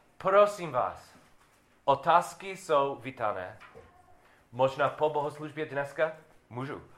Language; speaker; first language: Czech; non-native, learner; English